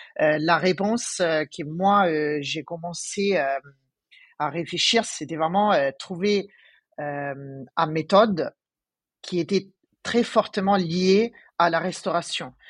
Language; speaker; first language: French; non-native, fluent; Italian